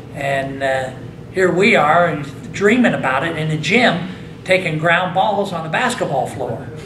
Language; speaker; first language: English; native; English